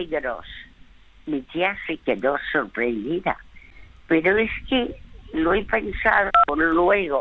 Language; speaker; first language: Spanish; early bilingual, other home language; French